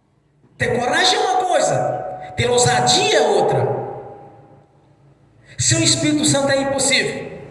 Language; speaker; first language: Portuguese; native; Portuguese